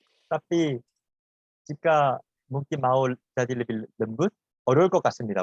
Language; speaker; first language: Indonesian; non-native, fluent; Korean